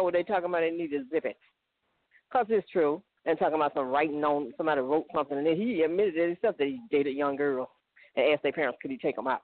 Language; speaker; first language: English; native; English